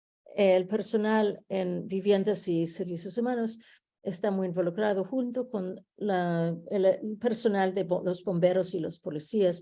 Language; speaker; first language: Spanish; early bilingual, heritage; Spanish